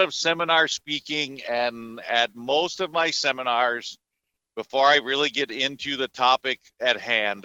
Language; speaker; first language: English; native; English